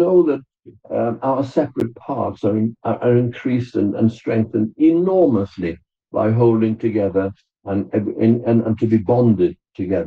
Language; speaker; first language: English; native; English